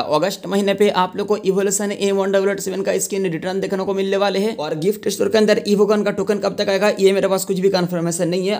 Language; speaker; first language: Hindi; non-native, local second language; Bangla